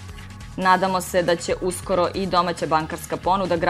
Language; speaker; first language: Serbian; native; Serbian